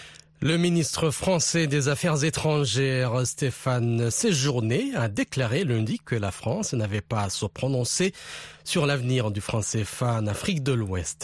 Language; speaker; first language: French; non-native, local second language; Rundi